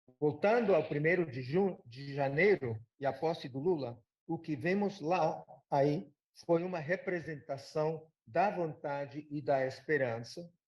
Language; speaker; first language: Portuguese; non-native, fluent; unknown